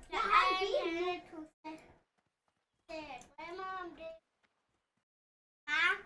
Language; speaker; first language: Danish; early bilingual, other home language; Vietnamese